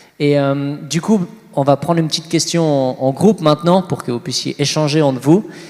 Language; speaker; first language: French; native; French